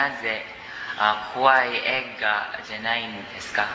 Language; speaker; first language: Japanese; non-native, learner; Cebuano